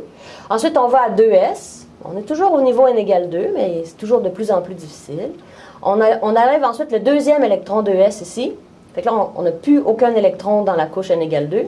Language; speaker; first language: French; native; French